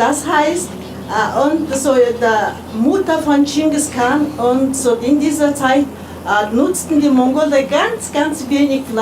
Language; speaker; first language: German; non-native, learner; Mongolian